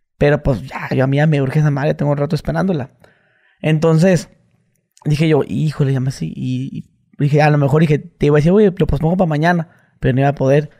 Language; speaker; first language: Spanish; native; Spanish